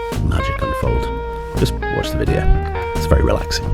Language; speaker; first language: English; native; English